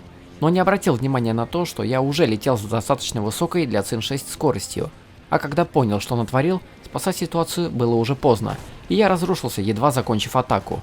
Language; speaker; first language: Russian; native; Russian